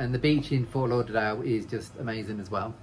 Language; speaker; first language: English; native; English